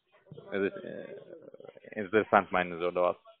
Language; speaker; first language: German; non-native, learner; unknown